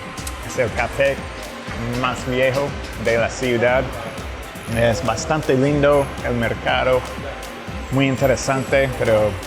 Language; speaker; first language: Spanish; non-native, fluent; English